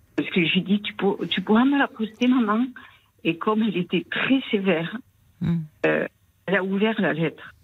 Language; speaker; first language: French; native; French